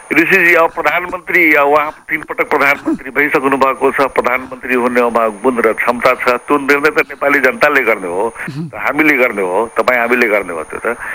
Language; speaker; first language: Nepali; non-native, local second language; Maithili